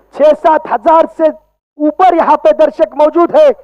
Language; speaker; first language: Hindi; non-native, local second language; Marathi